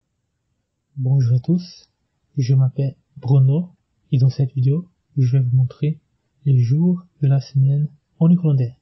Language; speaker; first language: French; non-native, fluent; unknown